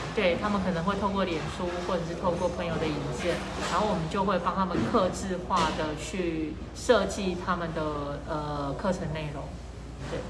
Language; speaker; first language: Chinese; native; Chinese